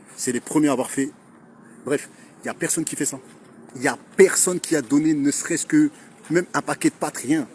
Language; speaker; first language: French; early bilingual, other home language; Lingala